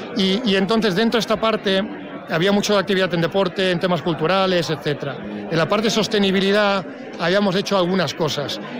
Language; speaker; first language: Spanish; non-native, local second language; Catalan